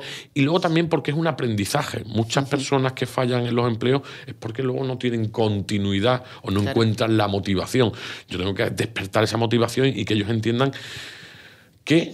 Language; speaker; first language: Spanish; native; Spanish